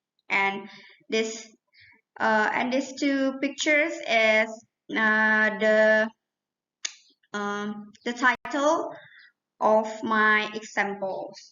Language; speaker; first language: English; non-native, learner; Indonesian